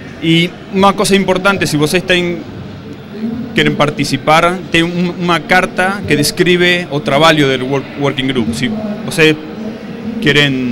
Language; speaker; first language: Portuguese; non-native, learner; Spanish